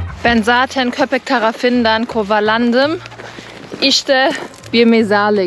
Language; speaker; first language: Turkish; non-native, learner; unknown